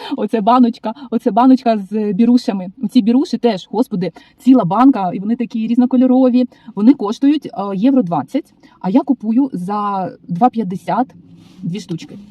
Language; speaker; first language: Ukrainian; non-native, local second language; Russian